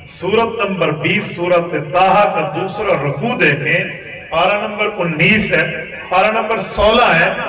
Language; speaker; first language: Urdu; non-native, local second language; Saraiki